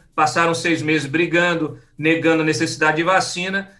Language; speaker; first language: Portuguese; native; Portuguese